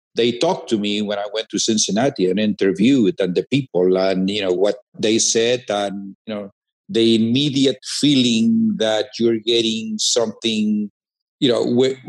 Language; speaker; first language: English; non-native, fluent; Spanish